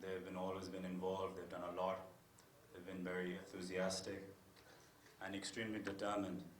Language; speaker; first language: English; non-native, local second language; Urdu